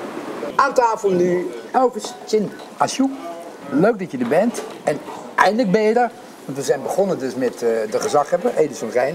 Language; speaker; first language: Dutch; native; Dutch